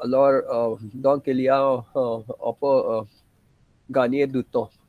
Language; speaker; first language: French; non-native, fluent; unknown